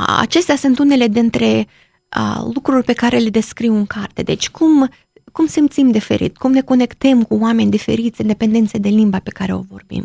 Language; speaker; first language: Romanian; native; Romanian